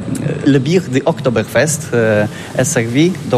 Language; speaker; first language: French; non-native, learner; Polish